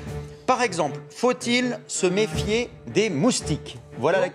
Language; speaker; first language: French; native; French